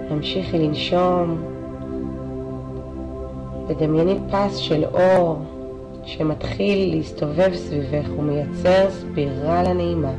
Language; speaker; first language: Hebrew; native; Hebrew